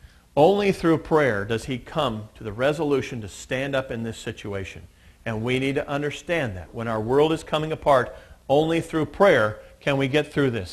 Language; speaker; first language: English; native; English